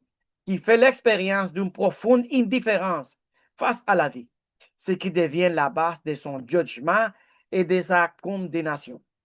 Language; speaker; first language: French; non-native, learner; Spanish